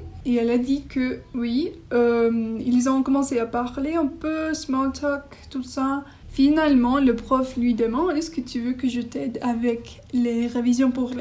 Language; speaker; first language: French; non-native, learner; English